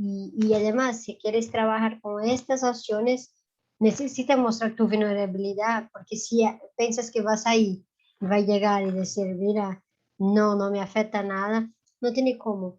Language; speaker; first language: Spanish; non-native, fluent; Portuguese